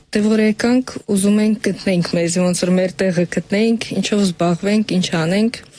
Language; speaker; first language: Armenian; non-native, fluent; Russian